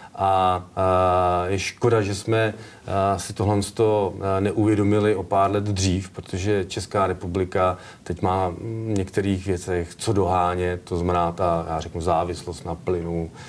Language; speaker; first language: Czech; native; Czech